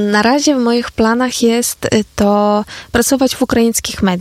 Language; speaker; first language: Polish; non-native, fluent; Ukrainian